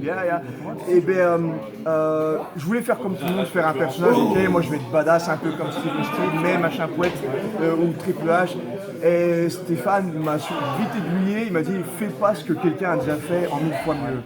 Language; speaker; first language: French; native; French